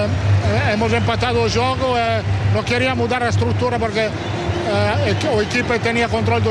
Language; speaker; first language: Portuguese; non-native, learner; Italian